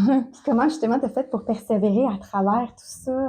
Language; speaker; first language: French; native; French